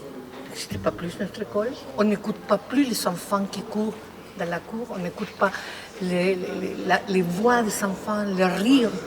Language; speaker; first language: French; non-native, fluent; Spanish